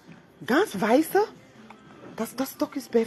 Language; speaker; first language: German; non-native, fluent; French